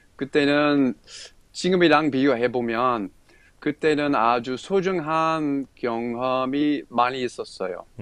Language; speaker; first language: Korean; non-native, fluent; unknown